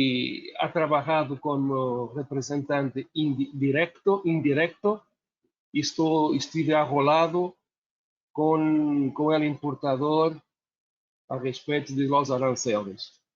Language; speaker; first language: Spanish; non-native, learner; Portuguese